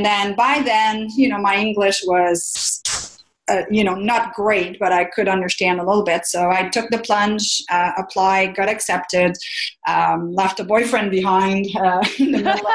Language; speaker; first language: English; non-native, fluent; French